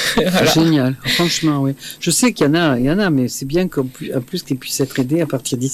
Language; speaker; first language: French; native; French